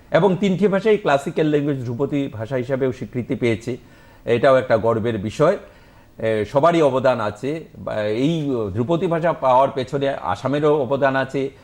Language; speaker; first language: Bangla; native; Bangla